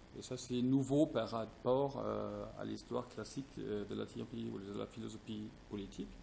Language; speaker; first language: French; non-native, fluent; German